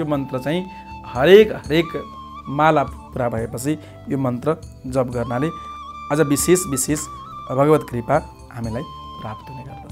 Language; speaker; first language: Nepali; native; Nepali